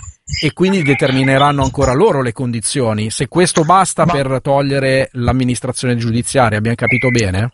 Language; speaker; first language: Italian; native; Italian